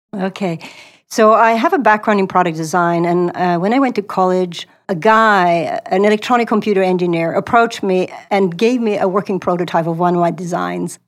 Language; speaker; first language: English; non-native, fluent; Swedish